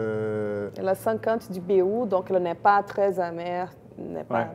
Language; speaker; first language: French; non-native, fluent; Portuguese